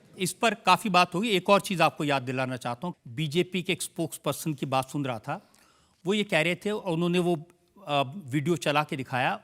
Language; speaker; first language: Hindi; native; Hindi